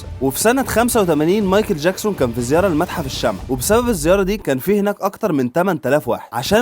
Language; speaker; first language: Arabic; native; Arabic